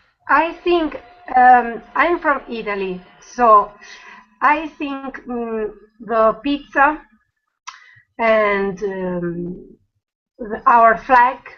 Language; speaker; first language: English; non-native, learner; Italian